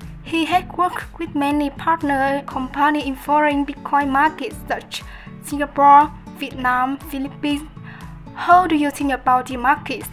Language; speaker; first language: English; non-native, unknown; Vietnamese